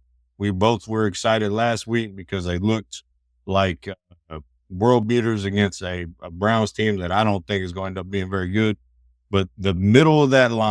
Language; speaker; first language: English; native; English